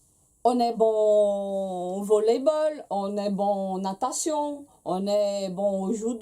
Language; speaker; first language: French; non-native, fluent; Portuguese